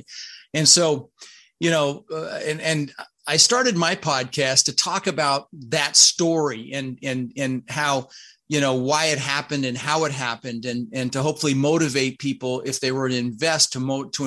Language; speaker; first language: English; early bilingual, other home language; Dutch